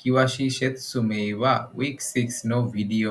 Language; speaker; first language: Japanese; non-native, learner; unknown